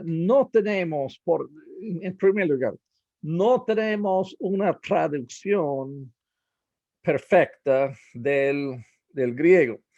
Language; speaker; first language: Spanish; non-native, fluent; English